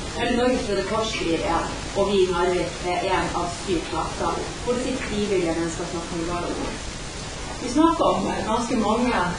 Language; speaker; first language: Norwegian; native; Norwegian